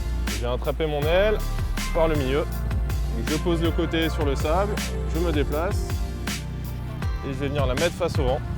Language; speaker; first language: French; native; French